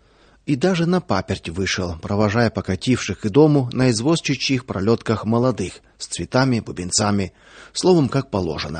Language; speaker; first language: Russian; native; Russian